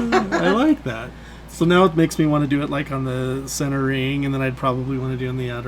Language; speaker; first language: English; native; English